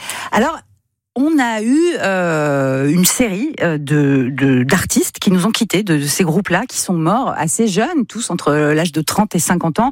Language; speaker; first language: French; native; French